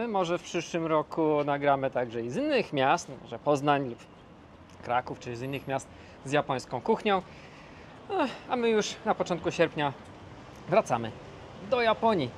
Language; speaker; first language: Polish; native; Polish